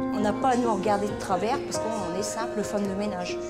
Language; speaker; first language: French; native; French